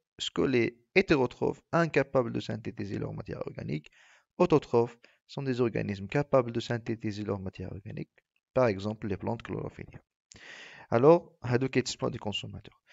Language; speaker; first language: French; non-native, local second language; Arabic